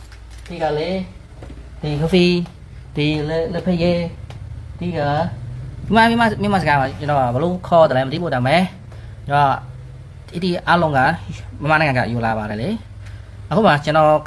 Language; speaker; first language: Burmese; non-native, learner; Khmer